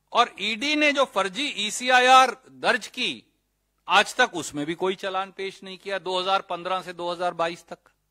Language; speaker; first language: Hindi; native; Hindi